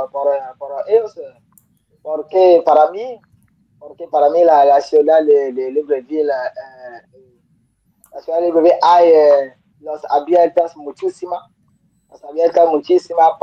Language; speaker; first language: Spanish; non-native, learner; French